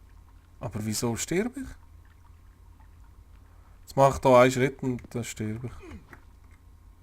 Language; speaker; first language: German; native; German